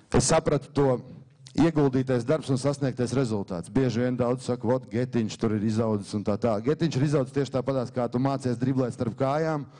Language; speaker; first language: Latvian; native; Latvian